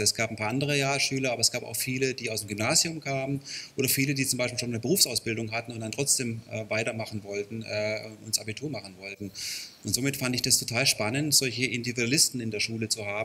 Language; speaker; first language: German; native; German